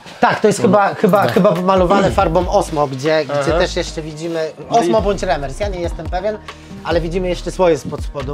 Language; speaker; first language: Polish; native; Polish